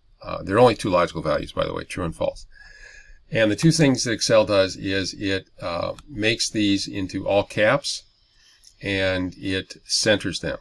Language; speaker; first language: English; native; English